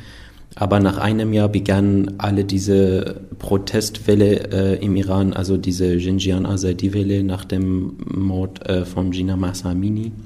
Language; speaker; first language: German; non-native, fluent; Persian